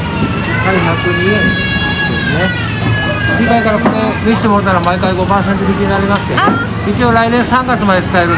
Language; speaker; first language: Japanese; native; Japanese